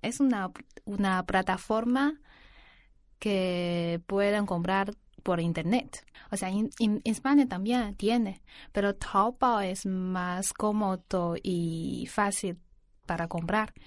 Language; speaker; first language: Spanish; non-native, learner; Chinese